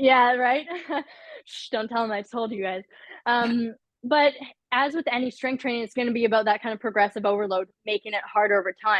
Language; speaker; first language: English; native; English